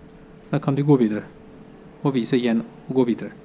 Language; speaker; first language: Norwegian; non-native, fluent; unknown